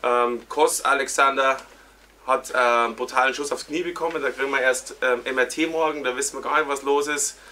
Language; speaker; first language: German; native; German